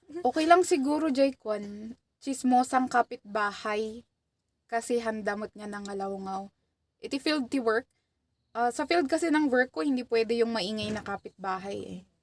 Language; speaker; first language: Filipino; non-native, local second language; Iloko